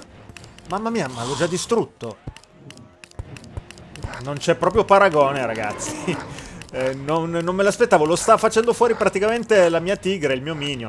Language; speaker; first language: Italian; native; Italian